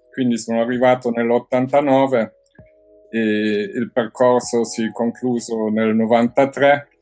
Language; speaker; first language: Italian; non-native, fluent; German